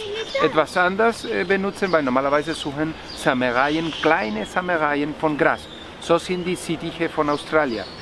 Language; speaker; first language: German; non-native, fluent; Spanish